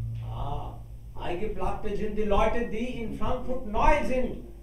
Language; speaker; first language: German; non-native, fluent; Hindi